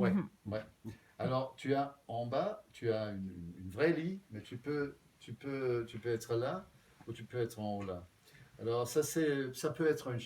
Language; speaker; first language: French; non-native, fluent; Danish